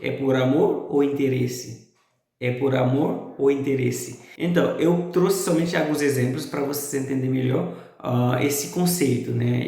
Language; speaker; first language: Portuguese; non-native, fluent; Haitian Creole